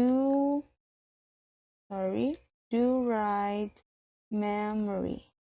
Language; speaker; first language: English; non-native, learner; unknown